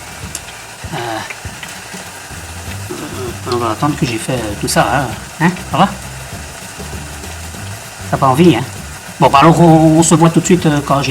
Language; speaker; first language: French; native; French